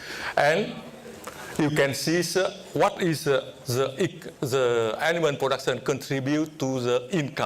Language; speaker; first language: English; non-native, fluent; Vietnamese